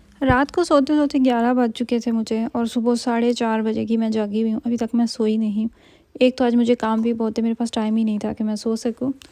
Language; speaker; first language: Urdu; native; Urdu